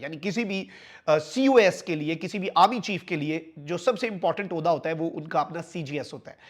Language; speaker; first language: Urdu; native; Urdu